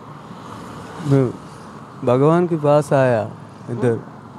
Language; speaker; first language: Hindi; non-native, local second language; Malayalam